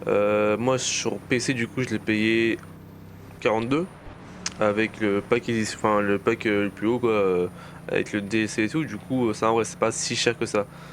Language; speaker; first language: French; native; French